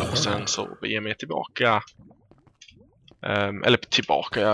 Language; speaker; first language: Swedish; native; Swedish